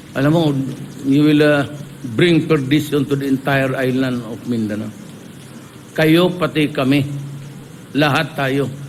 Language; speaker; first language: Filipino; non-native, local second language; Cebuano